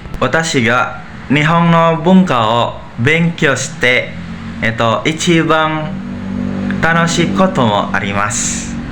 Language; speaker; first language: Japanese; non-native, learner; Indonesian